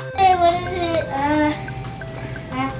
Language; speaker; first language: English; native; English